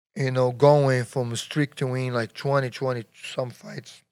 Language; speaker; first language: English; non-native, learner; Portuguese